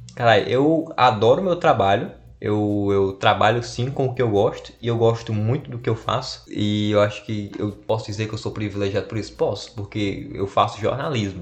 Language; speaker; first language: Portuguese; native; Portuguese